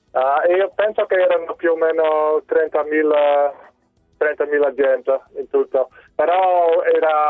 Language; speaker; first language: Italian; non-native, learner; Dutch